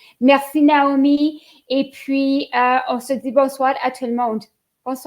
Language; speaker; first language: French; native; French